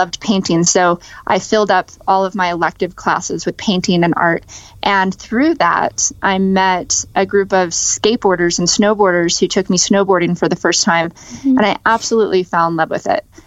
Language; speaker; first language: English; native; English